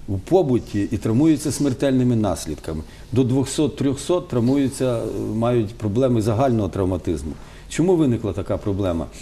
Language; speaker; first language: Ukrainian; native; Ukrainian